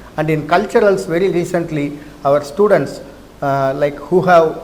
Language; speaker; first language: English; non-native, local second language; Telugu